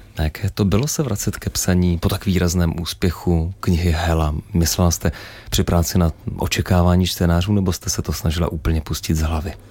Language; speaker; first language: Czech; native; Czech